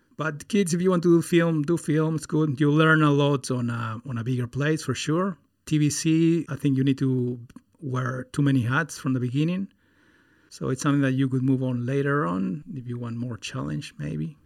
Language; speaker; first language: English; non-native, fluent; Spanish